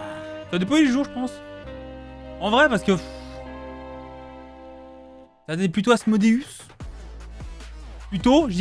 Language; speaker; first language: French; native; French